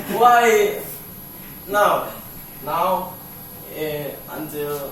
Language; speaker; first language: English; non-native, learner; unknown